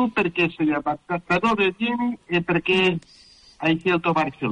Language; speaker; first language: Italian; non-native, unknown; Catalan